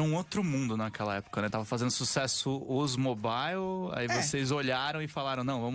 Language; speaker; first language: Portuguese; native; Portuguese